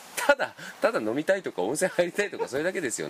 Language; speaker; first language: Japanese; native; Japanese